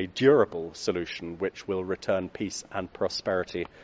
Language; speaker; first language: English; native; English